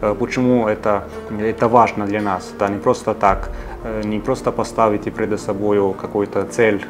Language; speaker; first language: Russian; non-native, fluent; Italian